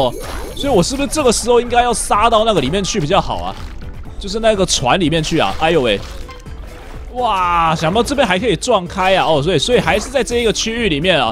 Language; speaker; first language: Chinese; native; Chinese